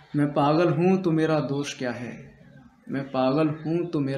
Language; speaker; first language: Hindi; native; Hindi